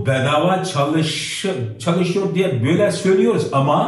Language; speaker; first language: Turkish; non-native, learner; Uyghur